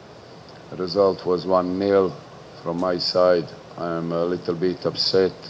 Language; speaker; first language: English; non-native, learner; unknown